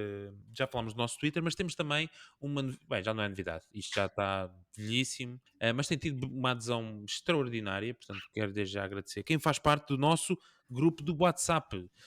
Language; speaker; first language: Portuguese; native; Portuguese